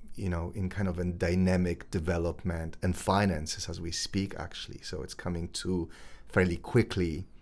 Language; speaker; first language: English; non-native, fluent; Polish